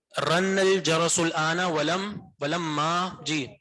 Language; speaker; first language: Arabic; non-native, fluent; Urdu